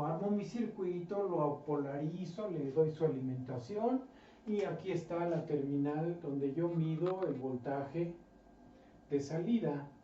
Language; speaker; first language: Spanish; native; Spanish